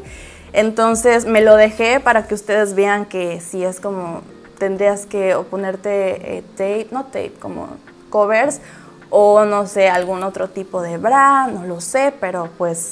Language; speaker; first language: Spanish; native; Spanish